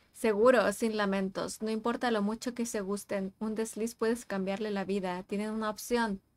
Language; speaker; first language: Spanish; native; Spanish